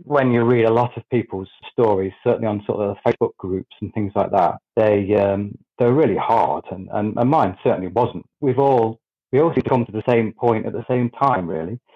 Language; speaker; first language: English; native; English